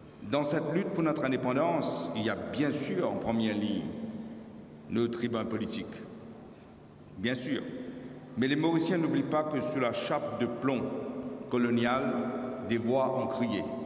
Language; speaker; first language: French; non-native, local second language; Morisyen